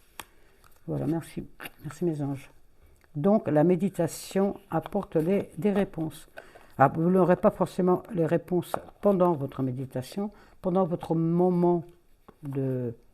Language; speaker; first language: French; native; French